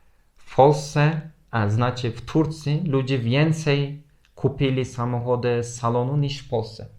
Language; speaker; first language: Polish; non-native, fluent; Turkish